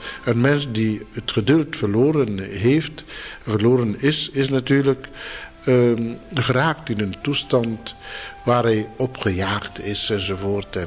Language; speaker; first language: Dutch; non-native, fluent; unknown